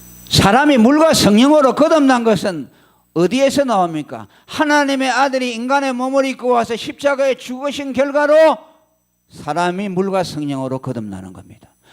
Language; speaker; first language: Korean; native; Korean